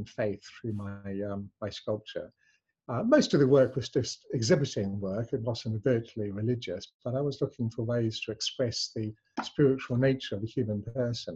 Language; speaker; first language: English; native; English